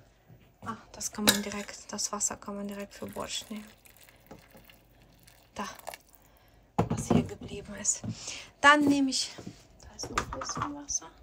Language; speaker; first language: German; non-native, fluent; Ukrainian